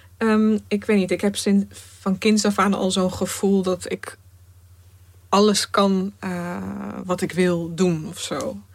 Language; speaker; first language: Dutch; early bilingual, other home language; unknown